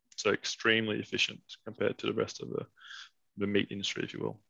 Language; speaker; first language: English; non-native, fluent; Danish